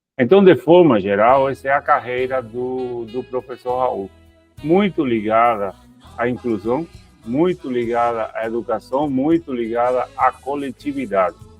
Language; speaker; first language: Portuguese; non-native, fluent; Spanish